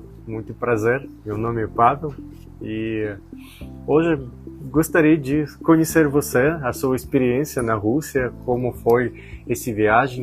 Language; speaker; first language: Portuguese; non-native, fluent; Russian